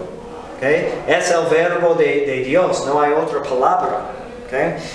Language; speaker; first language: Spanish; non-native, fluent; English